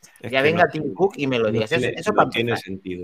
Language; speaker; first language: Spanish; native; Spanish